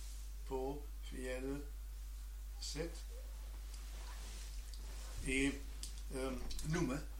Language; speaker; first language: Danish; non-native, learner; German